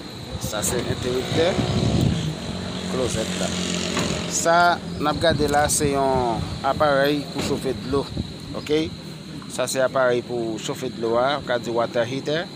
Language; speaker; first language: French; non-native, learner; Haitian Creole